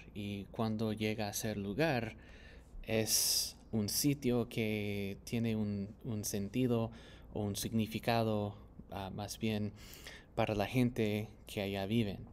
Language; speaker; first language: Spanish; non-native, fluent; English